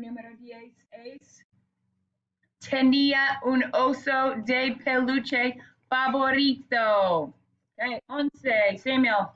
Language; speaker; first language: Spanish; non-native, fluent; English